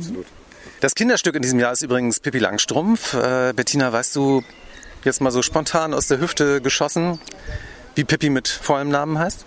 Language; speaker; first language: German; native; German